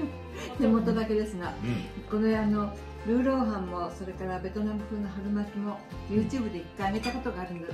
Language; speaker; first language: Japanese; native; Japanese